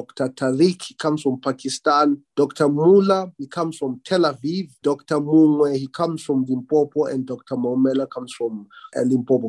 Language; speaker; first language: English; non-native, local second language; Venda